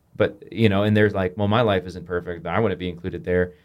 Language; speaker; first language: English; native; English